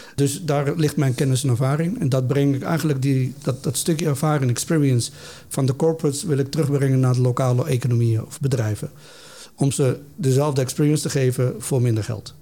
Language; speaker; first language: Dutch; native; Dutch